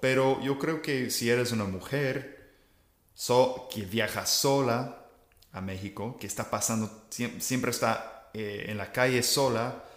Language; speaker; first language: Spanish; non-native, fluent; English